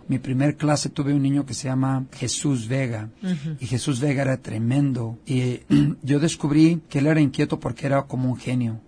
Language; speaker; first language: Spanish; early bilingual, heritage; Spanish